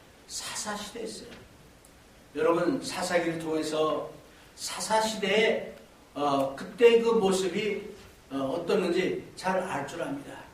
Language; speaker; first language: Korean; native; Korean